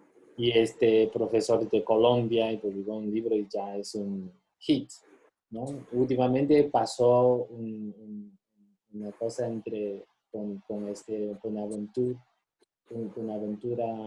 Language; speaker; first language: Spanish; non-native, fluent; Chinese